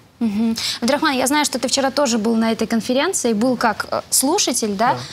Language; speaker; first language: Russian; native; Russian